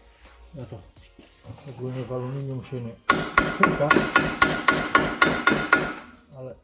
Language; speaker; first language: Polish; native; Polish